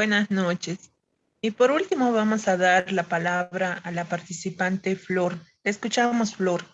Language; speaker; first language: Spanish; native; Spanish